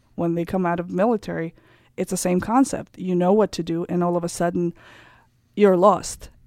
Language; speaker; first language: English; non-native, fluent; Kazakh